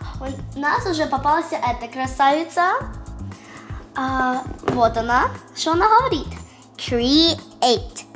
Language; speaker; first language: Russian; early bilingual, heritage; Russian